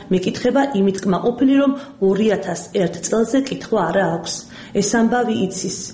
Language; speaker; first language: Georgian; native; Georgian